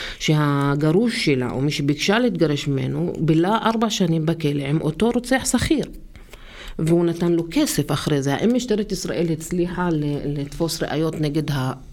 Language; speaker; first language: Hebrew; non-native, local second language; Arabic